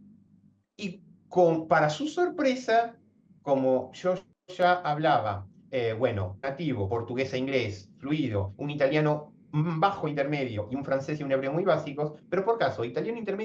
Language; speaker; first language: Spanish; native; Spanish